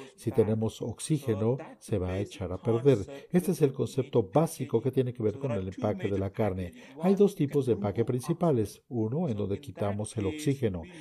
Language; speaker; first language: Spanish; non-native, fluent; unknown